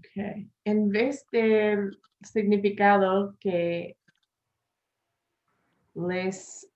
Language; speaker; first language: Spanish; non-native, learner; English